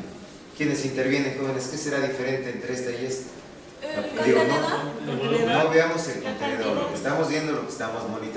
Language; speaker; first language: Spanish; native; Spanish